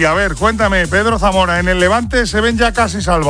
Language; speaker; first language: Spanish; native; Spanish